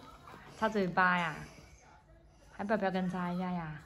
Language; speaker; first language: Chinese; native; Chinese